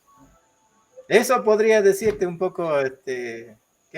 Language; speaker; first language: Spanish; non-native, local second language; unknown